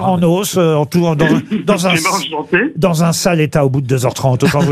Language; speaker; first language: French; native; French